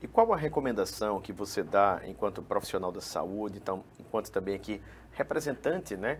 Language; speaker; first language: Portuguese; native; Portuguese